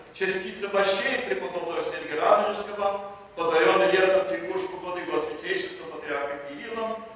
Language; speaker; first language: Russian; early bilingual, heritage; Russian